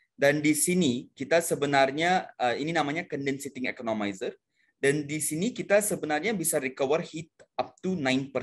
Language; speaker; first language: Indonesian; non-native, fluent; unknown